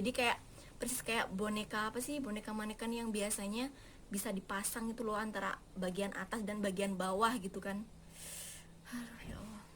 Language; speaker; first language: Indonesian; native; Indonesian